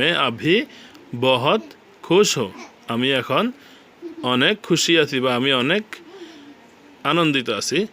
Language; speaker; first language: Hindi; non-native, learner; Bangla